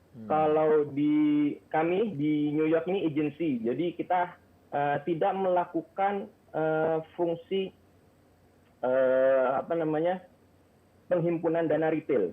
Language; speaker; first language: Indonesian; native; Indonesian